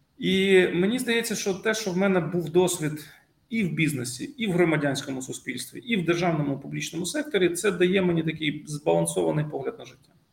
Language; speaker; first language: Ukrainian; non-native, local second language; Russian